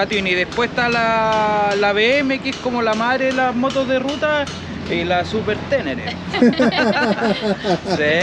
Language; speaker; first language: Spanish; native; Spanish